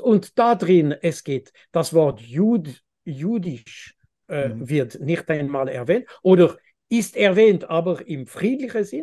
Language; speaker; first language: German; non-native, fluent; French